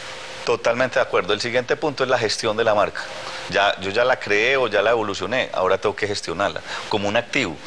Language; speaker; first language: Spanish; native; Spanish